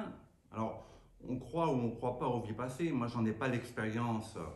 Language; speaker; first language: French; native; French